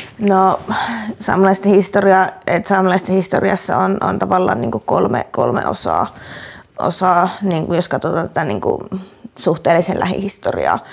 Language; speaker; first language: Finnish; native; Finnish